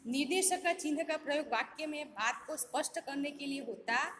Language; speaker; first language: Hindi; non-native, local second language; Gujarati